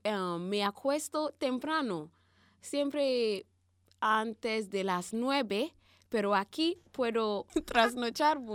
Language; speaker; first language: Spanish; non-native, learner; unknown